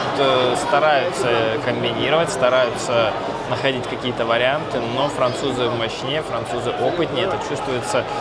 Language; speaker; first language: Russian; native; Russian